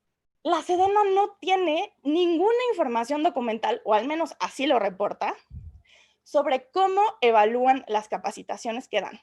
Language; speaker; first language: Spanish; native; Spanish